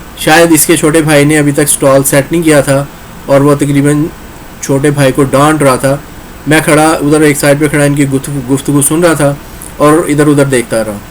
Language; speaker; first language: Urdu; non-native, local second language; Punjabi